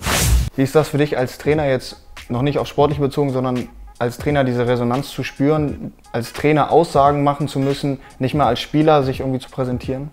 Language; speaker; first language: German; native; German